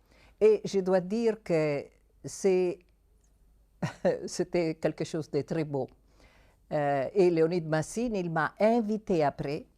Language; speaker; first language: French; non-native, fluent; Italian